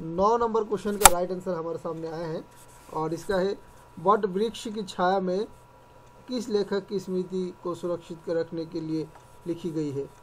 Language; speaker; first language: Hindi; native; Hindi